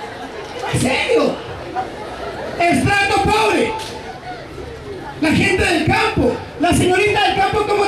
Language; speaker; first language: Spanish; native; Spanish